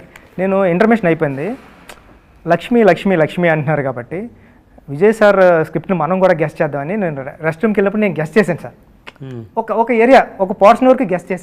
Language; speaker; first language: Telugu; native; Telugu